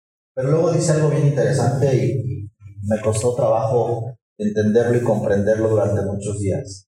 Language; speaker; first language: Spanish; native; Spanish